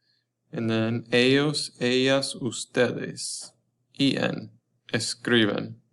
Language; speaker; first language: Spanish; non-native, learner; English